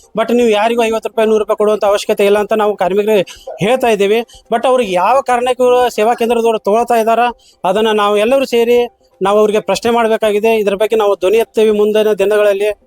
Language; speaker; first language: Kannada; native; Kannada